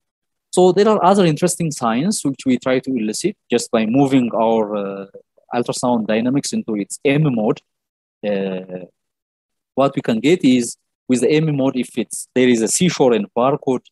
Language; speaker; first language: English; non-native, local second language; Amharic